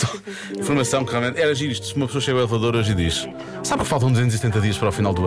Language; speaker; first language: Portuguese; native; Portuguese